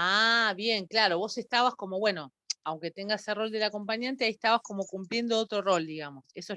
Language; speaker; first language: Spanish; native; Spanish